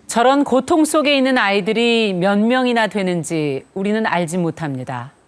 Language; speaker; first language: Korean; native; Korean